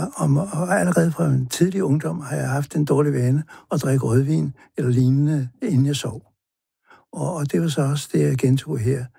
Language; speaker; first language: Danish; native; Danish